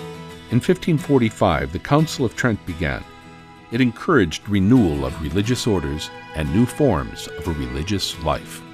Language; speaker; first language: English; native; English